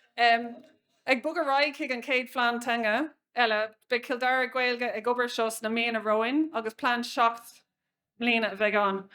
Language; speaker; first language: Irish; non-native, local second language; English